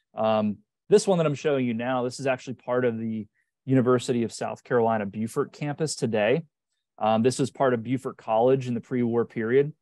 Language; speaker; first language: English; native; English